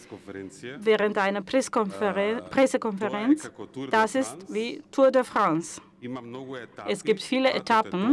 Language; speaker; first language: German; non-native, fluent; Macedonian